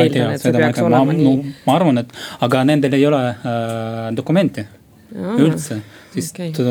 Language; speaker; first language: Estonian; non-native, local second language; Russian